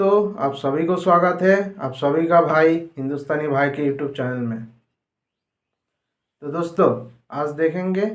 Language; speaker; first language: Hindi; non-native, local second language; Nepali